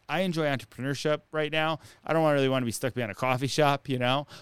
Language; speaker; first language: English; native; English